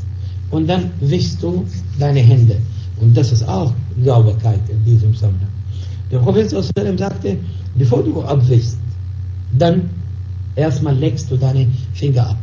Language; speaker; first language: German; non-native, fluent; Arabic